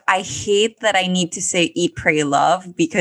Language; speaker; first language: English; non-native, local second language; Filipino